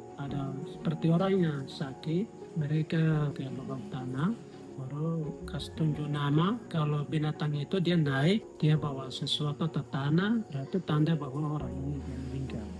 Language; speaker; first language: Indonesian; non-native, local second language; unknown